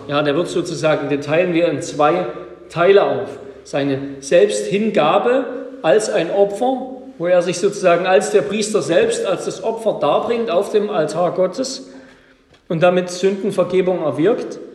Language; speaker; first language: German; native; German